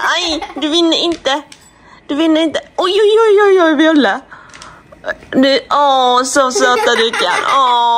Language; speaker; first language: Swedish; non-native, learner; Vietnamese